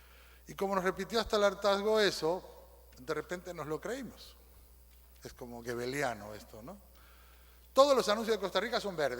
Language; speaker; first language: Spanish; native; Spanish